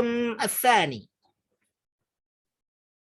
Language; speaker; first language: Arabic; non-native, fluent; Indonesian